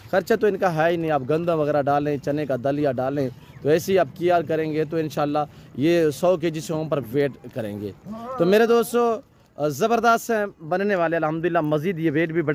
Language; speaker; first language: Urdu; non-native, local second language; Saraiki